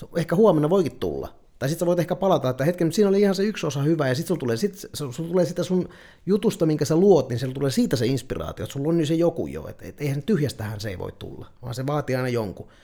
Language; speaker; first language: Finnish; native; Finnish